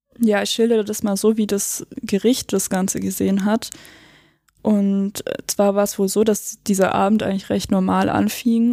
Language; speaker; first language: German; native; German